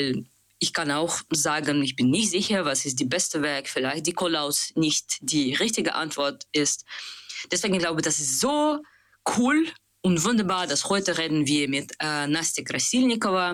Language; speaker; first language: German; non-native, learner; Russian